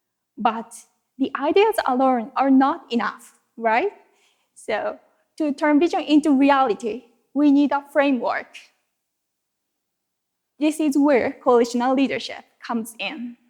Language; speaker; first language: English; non-native, fluent; Japanese